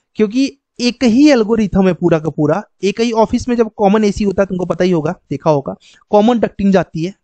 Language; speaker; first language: Hindi; native; Hindi